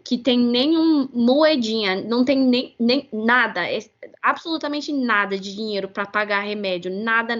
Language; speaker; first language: Portuguese; non-native, fluent; English